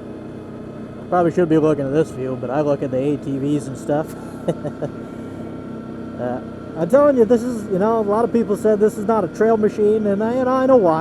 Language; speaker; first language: English; native; English